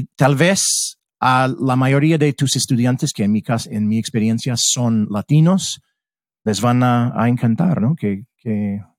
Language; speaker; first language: Spanish; non-native, fluent; English